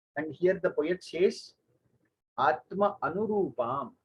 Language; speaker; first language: English; non-native, local second language; Kannada